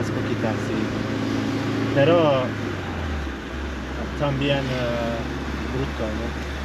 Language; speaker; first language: Spanish; non-native, learner; Turkish